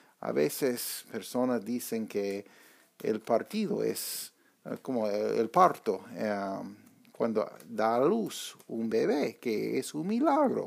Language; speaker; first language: Spanish; non-native, fluent; English